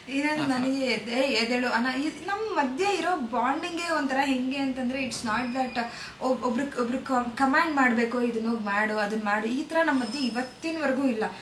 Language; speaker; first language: Kannada; non-native, local second language; Malayalam